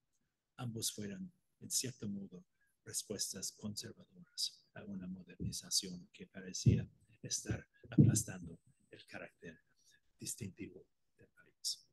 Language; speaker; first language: Spanish; non-native, fluent; Irish